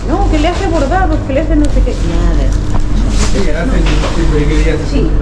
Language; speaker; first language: Spanish; native; Spanish